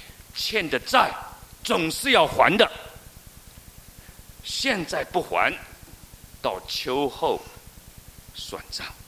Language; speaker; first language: Chinese; native; Chinese